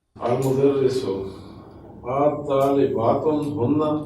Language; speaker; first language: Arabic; non-native, learner; Urdu